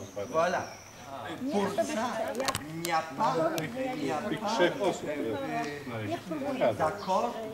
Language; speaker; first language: French; non-native, learner; Polish